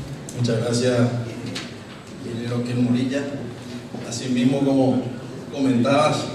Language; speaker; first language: Spanish; native; Spanish